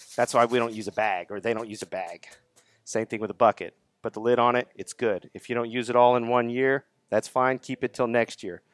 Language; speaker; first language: English; native; English